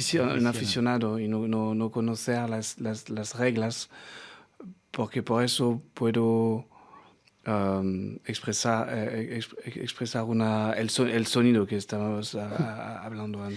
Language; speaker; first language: Spanish; non-native, learner; French